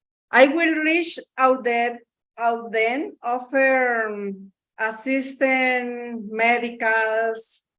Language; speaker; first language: English; non-native, learner; Spanish